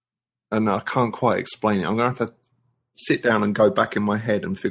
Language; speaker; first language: English; native; English